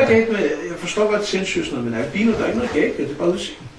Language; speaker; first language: Danish; native; Danish